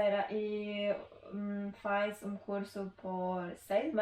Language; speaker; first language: Portuguese; non-native, learner; Polish